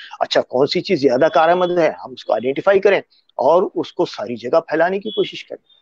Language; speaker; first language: Urdu; native; Urdu